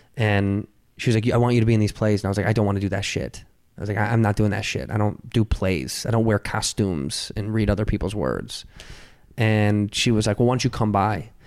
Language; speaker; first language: English; native; English